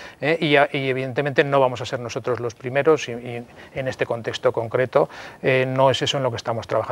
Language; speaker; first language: Spanish; native; Spanish